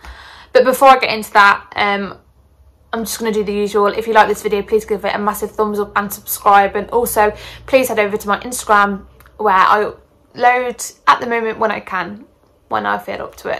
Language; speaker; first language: English; native; English